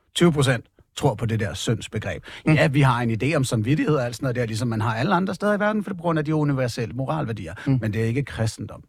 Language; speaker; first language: Danish; native; Danish